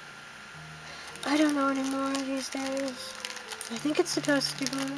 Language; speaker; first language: English; native; English